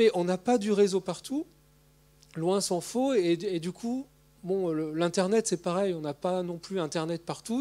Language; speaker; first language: French; native; French